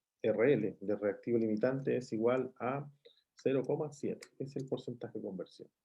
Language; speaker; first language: Spanish; native; Spanish